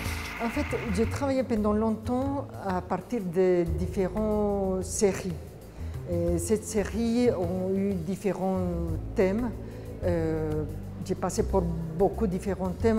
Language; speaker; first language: French; non-native, fluent; Spanish